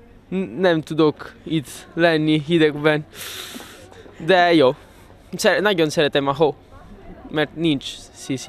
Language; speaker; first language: Hungarian; non-native, learner; Italian